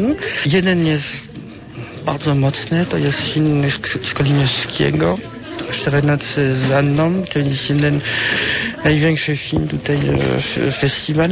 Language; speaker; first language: Polish; early bilingual, heritage; French